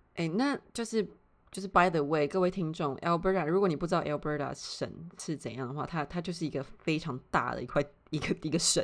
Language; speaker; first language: Chinese; native; Chinese